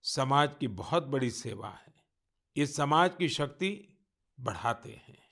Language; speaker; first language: Hindi; non-native, local second language; Gujarati